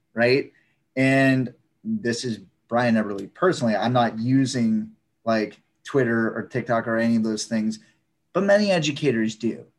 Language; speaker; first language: English; native; English